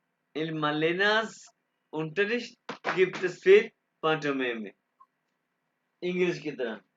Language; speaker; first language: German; non-native, learner; Urdu